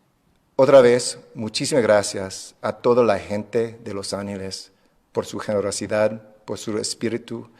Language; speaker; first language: Spanish; non-native, fluent; English